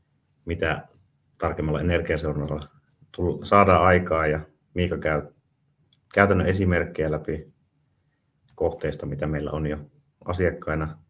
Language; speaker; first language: Finnish; native; Finnish